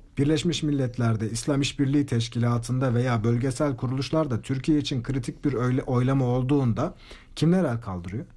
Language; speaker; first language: Turkish; native; Turkish